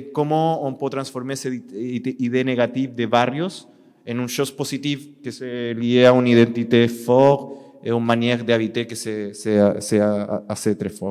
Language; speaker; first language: French; non-native, learner; Spanish